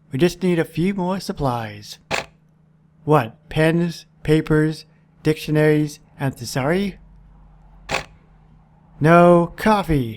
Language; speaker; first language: English; native; English